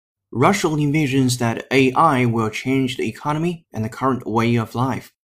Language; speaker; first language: English; non-native, fluent; Chinese